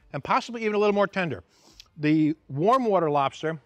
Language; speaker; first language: English; native; English